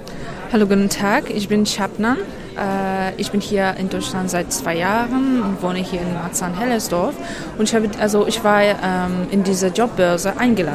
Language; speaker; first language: German; non-native, local second language; Persian